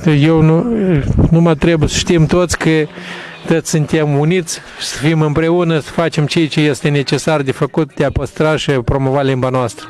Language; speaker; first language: Romanian; non-native, local second language; Gagauz